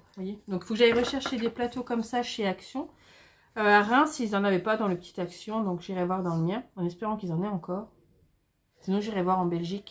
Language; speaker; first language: French; native; French